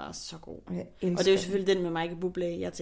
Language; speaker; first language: Danish; native; Danish